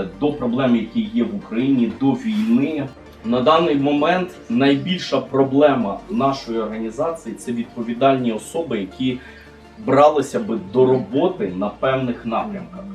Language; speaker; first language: Ukrainian; native; Ukrainian